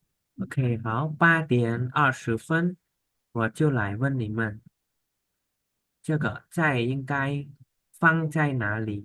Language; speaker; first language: Chinese; non-native, fluent; Khmer